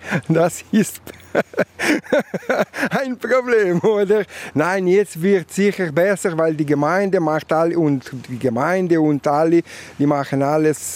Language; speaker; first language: German; non-native, local second language; Italian